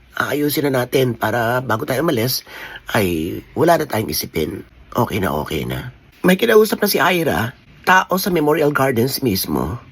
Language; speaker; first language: Filipino; native; Filipino